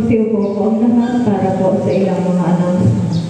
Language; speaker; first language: Filipino; native; Filipino